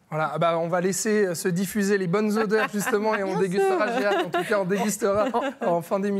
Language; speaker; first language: French; native; French